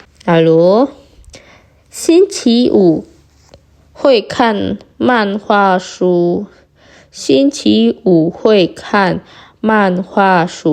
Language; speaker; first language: Chinese; non-native, fluent; Indonesian